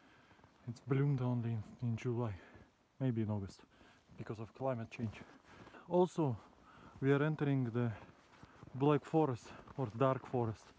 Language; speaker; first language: English; non-native, learner; Russian